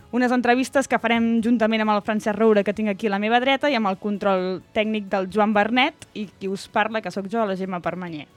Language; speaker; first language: Catalan; native; Catalan